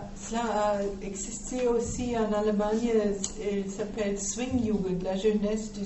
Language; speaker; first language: French; non-native, fluent; German